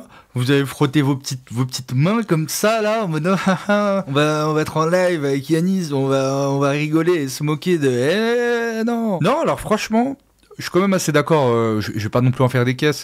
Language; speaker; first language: French; native; French